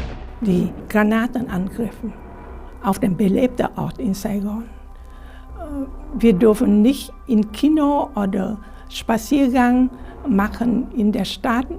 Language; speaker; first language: German; non-native, fluent; Vietnamese